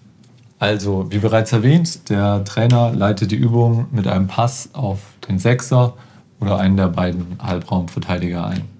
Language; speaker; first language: German; native; German